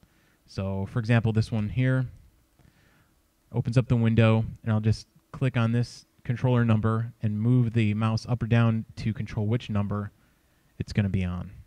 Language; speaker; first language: English; native; English